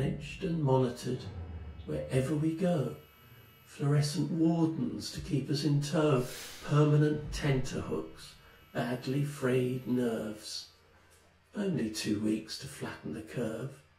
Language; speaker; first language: English; native; English